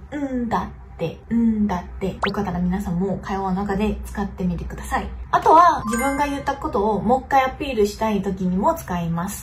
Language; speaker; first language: Japanese; non-native, fluent; Chinese